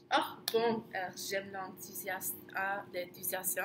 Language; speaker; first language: French; non-native, learner; English